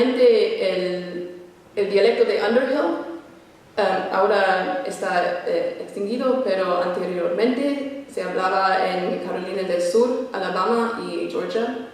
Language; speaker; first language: Spanish; non-native, fluent; English